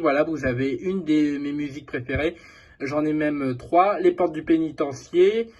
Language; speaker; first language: French; native; French